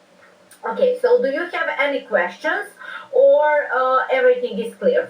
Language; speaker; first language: English; non-native, fluent; Serbian